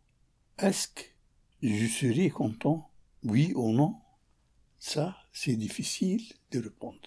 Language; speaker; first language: French; non-native, learner; Arabic